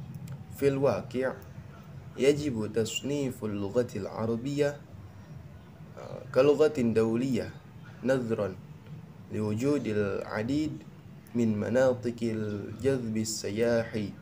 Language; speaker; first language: Arabic; non-native, learner; Indonesian